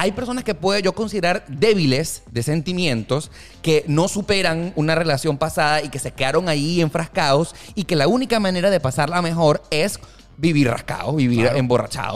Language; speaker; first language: Spanish; native; Spanish